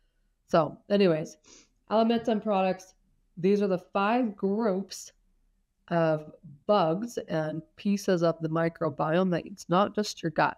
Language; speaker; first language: English; native; English